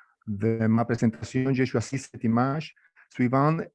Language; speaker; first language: French; non-native, fluent; Spanish